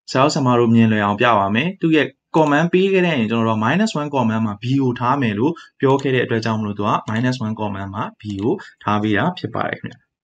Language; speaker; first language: Burmese; native; Burmese